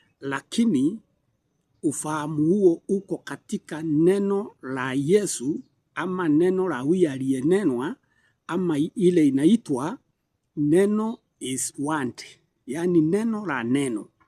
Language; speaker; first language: Swahili; non-native, local second language; Kikuyu